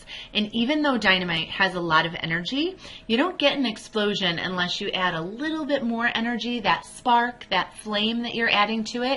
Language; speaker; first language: English; native; English